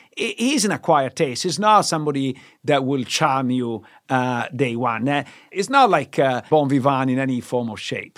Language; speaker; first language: English; non-native, fluent; Italian